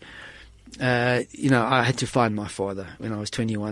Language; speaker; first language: English; native; English